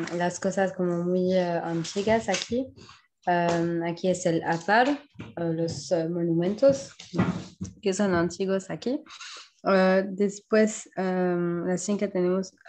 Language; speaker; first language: Spanish; non-native, learner; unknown